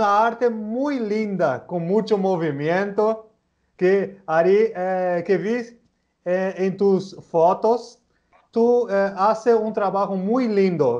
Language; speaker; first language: Spanish; non-native, learner; Portuguese